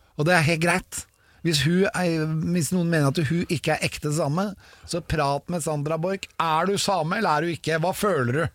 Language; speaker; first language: Norwegian; native; Norwegian